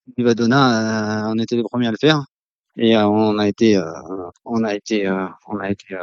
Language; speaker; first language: French; native; French